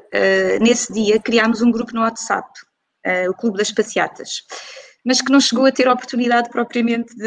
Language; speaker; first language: Portuguese; native; Portuguese